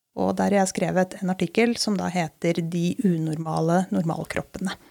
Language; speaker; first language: Norwegian; native; Norwegian